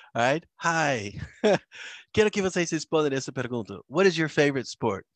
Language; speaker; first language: Portuguese; non-native, fluent; English